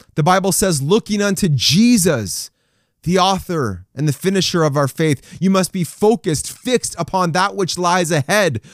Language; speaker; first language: English; native; English